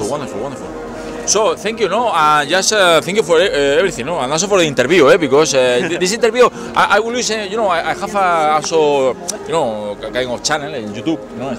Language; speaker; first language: English; non-native, learner; Spanish